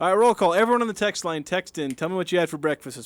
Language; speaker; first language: English; native; English